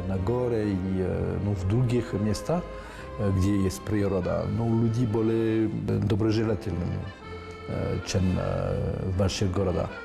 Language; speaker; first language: Russian; non-native, fluent; French